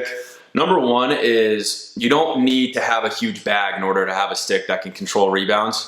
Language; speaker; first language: English; native; English